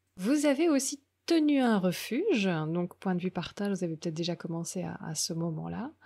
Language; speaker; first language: French; native; French